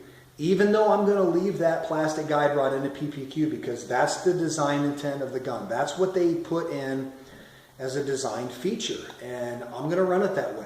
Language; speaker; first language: English; native; English